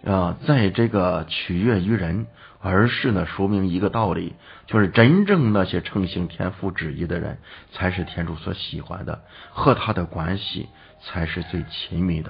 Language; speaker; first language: Chinese; native; Chinese